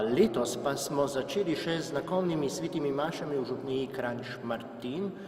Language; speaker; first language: Slovenian; non-native, fluent; Czech